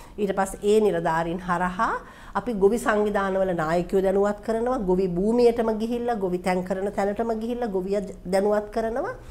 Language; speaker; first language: Sinhala; native; Sinhala